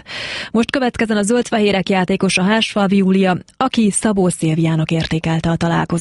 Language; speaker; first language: Hungarian; native; Hungarian